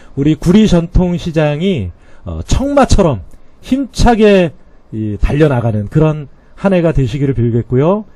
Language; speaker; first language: Korean; native; Korean